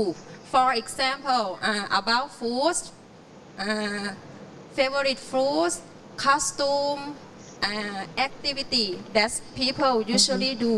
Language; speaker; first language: English; non-native, learner; Thai